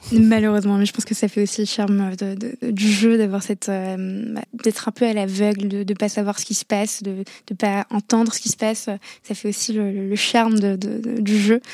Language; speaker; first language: French; non-native, local second language; Arabic